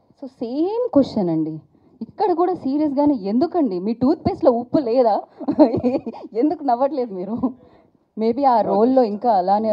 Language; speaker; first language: Telugu; native; Telugu